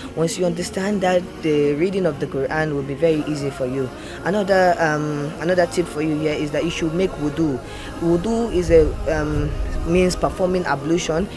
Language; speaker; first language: English; non-native, local second language; Yoruba